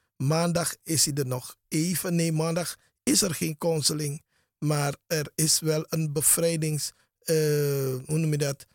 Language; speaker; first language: Dutch; native; Dutch